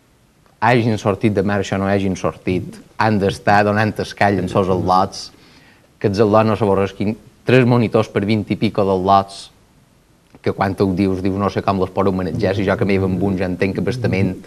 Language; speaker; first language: Catalan; native; Catalan